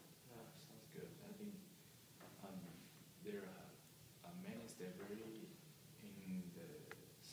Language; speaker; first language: English; non-native, learner; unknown